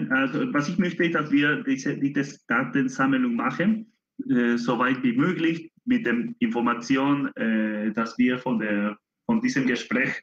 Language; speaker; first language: German; non-native, learner; Spanish